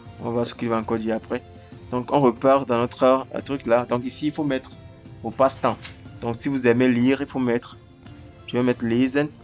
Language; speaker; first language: French; non-native, local second language; Ewe